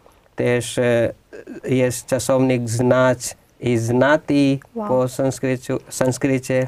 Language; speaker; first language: Polish; non-native, fluent; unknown